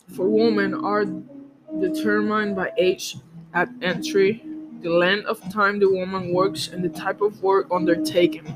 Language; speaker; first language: English; non-native, learner; Spanish